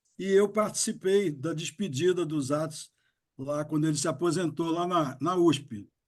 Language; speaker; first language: Portuguese; native; Portuguese